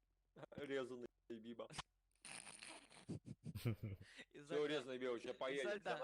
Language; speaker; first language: Russian; native; Russian